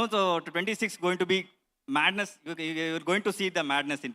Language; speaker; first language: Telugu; non-native, learner; Kannada